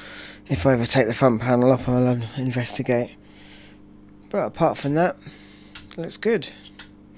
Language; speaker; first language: English; native; English